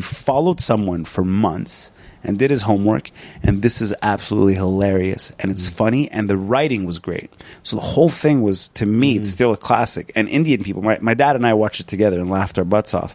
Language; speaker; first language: English; non-native, fluent; Punjabi